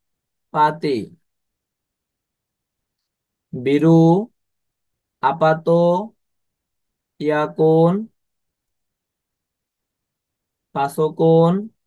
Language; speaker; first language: Japanese; non-native, fluent; Bangla